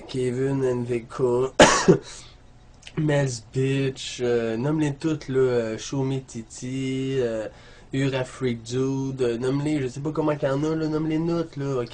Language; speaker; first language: French; native; French